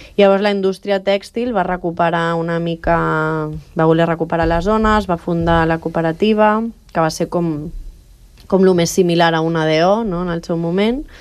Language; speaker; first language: Catalan; native; Catalan